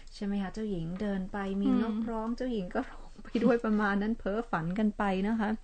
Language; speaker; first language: Thai; non-native, fluent; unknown